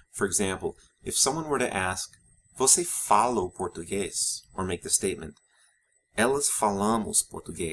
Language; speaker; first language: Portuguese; non-native, fluent; English